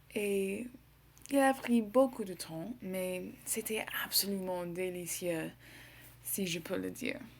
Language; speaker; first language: French; non-native, learner; English